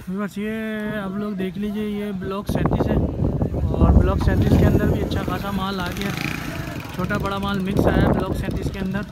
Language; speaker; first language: Urdu; native; Urdu